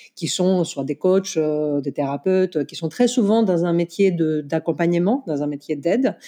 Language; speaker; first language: French; non-native, fluent; Greek